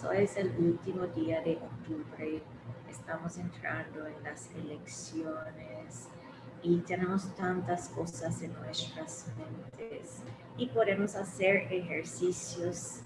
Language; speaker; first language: Spanish; early bilingual, heritage; English